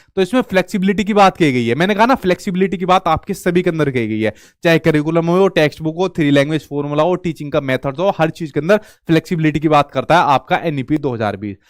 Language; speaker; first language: Hindi; native; Hindi